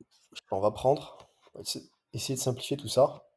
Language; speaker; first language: French; native; French